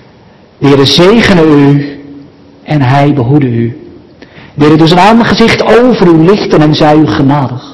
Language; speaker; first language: Dutch; native; Dutch